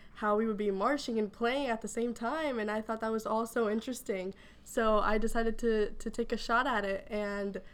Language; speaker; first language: English; early bilingual, other home language; Spanish